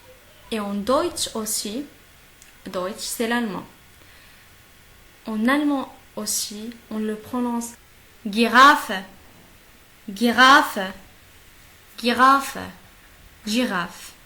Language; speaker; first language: French; non-native, local second language; Arabic